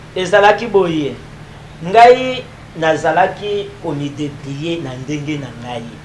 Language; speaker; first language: Lingala; non-native, local second language; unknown